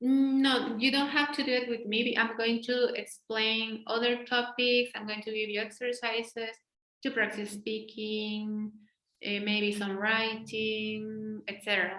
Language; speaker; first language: English; non-native, fluent; Spanish